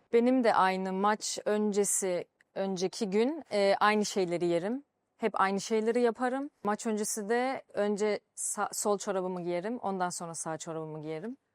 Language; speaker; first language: Turkish; early bilingual, heritage; Turkish